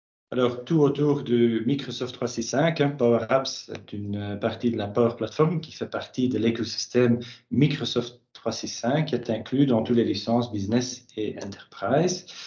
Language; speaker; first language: French; native; French